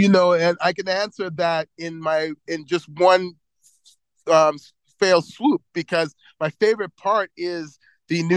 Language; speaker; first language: English; native; English